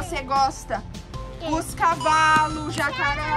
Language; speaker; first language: Portuguese; native; Portuguese